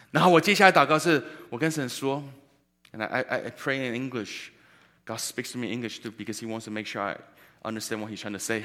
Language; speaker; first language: English; early bilingual, other home language; Chinese